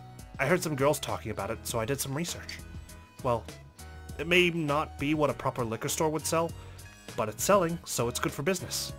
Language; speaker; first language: English; native; English